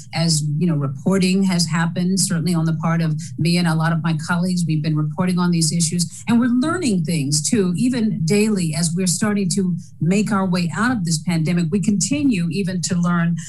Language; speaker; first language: English; native; English